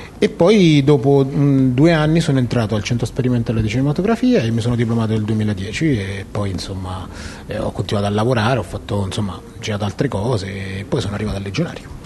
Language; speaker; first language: Italian; native; Italian